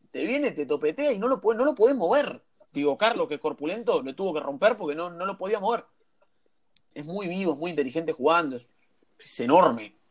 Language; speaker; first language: Spanish; native; Spanish